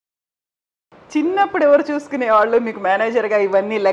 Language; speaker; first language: Telugu; native; Telugu